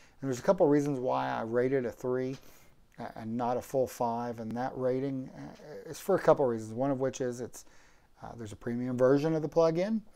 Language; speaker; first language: English; native; English